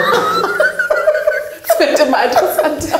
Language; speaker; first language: German; native; German